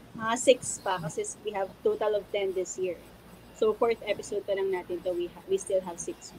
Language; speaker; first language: English; non-native, local second language; Filipino